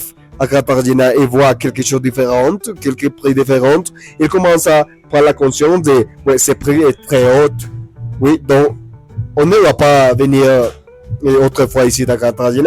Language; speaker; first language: French; non-native, learner; Spanish